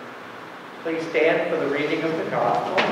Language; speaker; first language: English; native; English